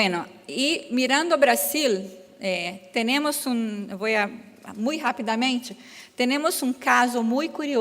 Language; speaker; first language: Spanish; non-native, learner; Portuguese